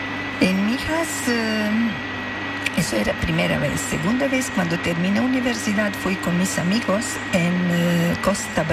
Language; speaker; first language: Spanish; non-native, fluent; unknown